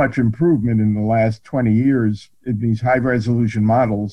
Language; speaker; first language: English; native; English